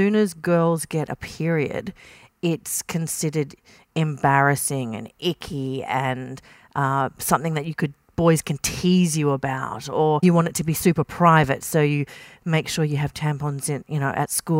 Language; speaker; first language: English; native; English